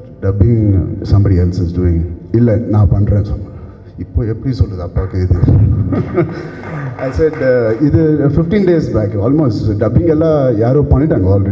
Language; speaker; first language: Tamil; non-native, learner; Telugu